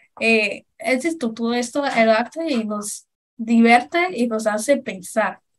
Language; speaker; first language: Spanish; non-native, learner; Portuguese